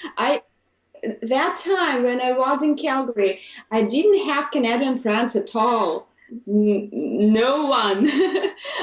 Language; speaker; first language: English; non-native, fluent; Russian